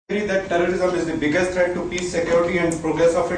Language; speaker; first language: English; non-native, local second language; Hindi